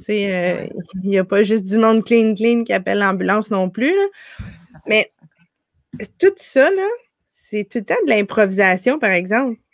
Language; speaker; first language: French; native; French